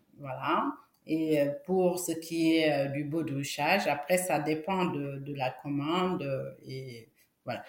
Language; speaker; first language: French; non-native, local second language; Wolof